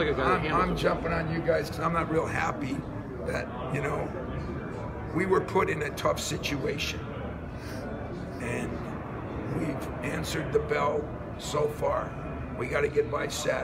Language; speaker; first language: English; native; English